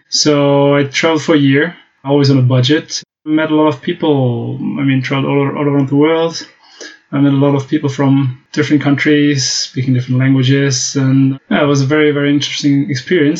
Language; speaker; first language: English; non-native, fluent; German